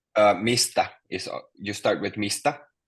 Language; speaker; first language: Finnish; non-native, fluent; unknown